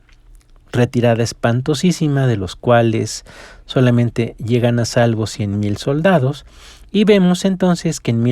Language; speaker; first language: Spanish; native; Spanish